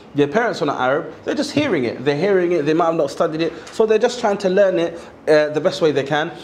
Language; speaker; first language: English; native; English